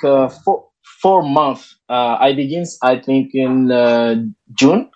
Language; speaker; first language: English; non-native, learner; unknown